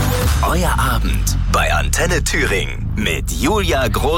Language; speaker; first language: German; native; German